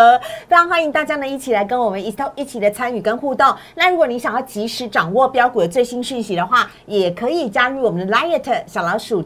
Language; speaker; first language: Chinese; native; Chinese